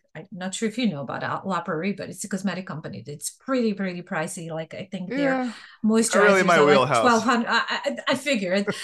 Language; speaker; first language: English; non-native, fluent; Bosnian